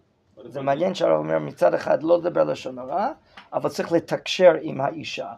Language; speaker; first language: Hebrew; non-native, fluent; English